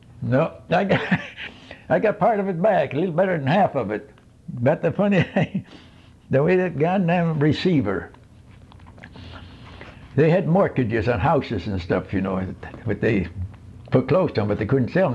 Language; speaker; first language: English; non-native, fluent; Swedish